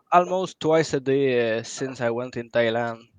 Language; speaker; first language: English; non-native, local second language; French